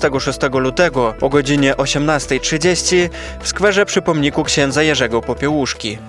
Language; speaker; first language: Polish; native; Polish